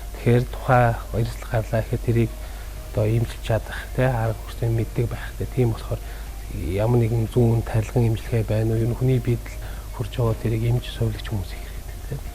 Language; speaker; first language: Mongolian; early bilingual, heritage; Mongolian